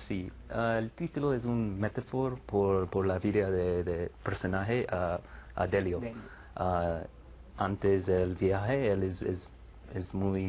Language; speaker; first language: Spanish; non-native, learner; English